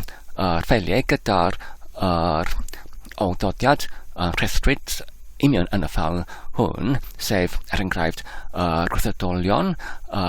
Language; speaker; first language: Welsh; non-native, fluent; English